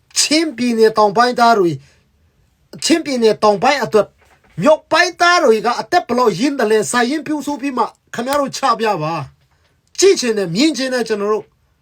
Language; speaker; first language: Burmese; non-native, local second language; Hakha Chin